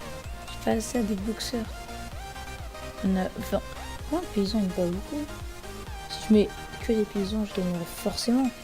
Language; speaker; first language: French; native; French